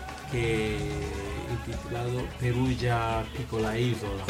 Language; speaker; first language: Italian; non-native, fluent; Lingala